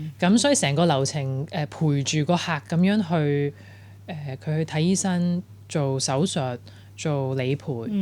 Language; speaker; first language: Cantonese; early bilingual, heritage; Cantonese